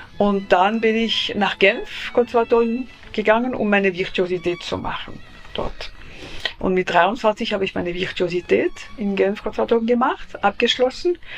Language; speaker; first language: German; non-native, local second language; French